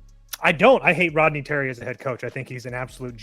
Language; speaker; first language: English; native; English